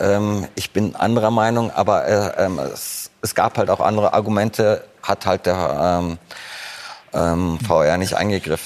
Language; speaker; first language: German; native; German